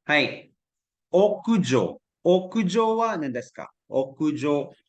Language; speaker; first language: Japanese; non-native, fluent; Cebuano